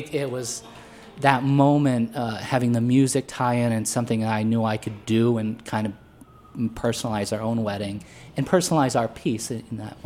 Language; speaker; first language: English; native; English